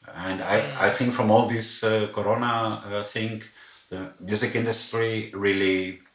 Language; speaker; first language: English; non-native, fluent; Greek